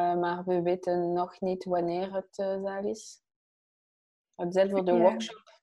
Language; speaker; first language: Dutch; non-native, learner; French